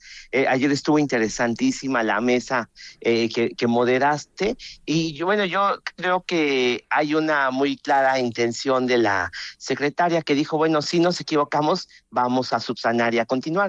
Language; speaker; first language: Spanish; native; Spanish